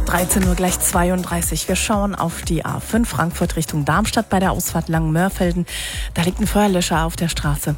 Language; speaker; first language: German; native; German